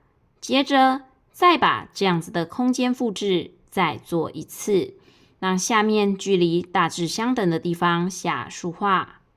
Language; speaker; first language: Chinese; native; Chinese